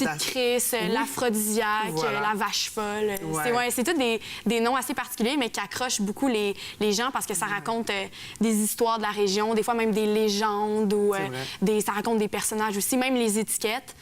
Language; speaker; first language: French; native; French